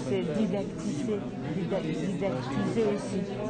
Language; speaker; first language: French; non-native, learner; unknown